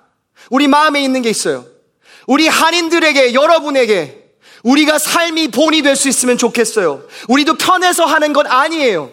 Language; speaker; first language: Korean; native; Korean